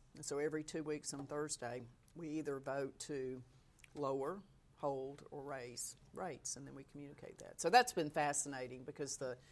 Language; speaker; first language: English; native; English